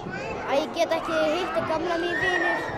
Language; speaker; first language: Icelandic; early bilingual, other home language; Arabic